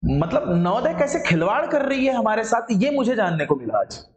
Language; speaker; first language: Hindi; non-native, local second language; Marathi